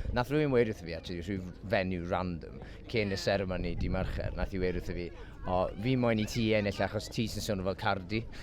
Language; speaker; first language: Welsh; non-native, local second language; English